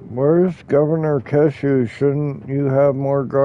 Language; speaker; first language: English; native; English